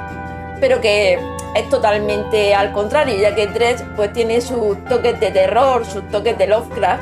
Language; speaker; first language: Spanish; native; Spanish